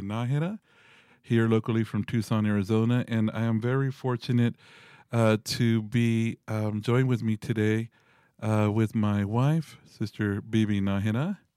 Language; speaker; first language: English; early bilingual, other home language; Spanish